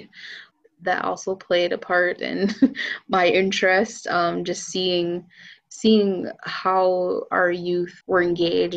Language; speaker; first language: English; native; English